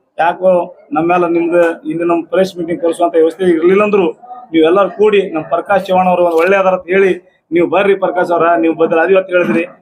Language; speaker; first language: Kannada; non-native, local second language; Lambadi